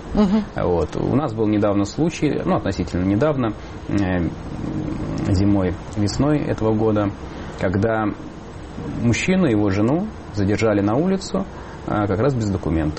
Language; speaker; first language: Russian; native; Russian